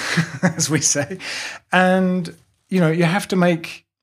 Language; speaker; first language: English; native; English